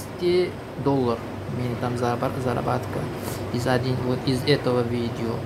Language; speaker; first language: Russian; non-native, local second language; Uzbek